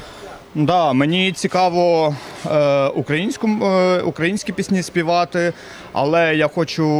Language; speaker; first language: Ukrainian; non-native, local second language; Russian